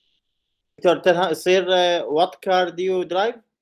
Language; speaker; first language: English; non-native, learner; Arabic